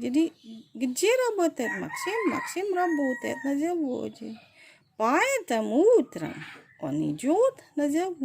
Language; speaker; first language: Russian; non-native, fluent; Indonesian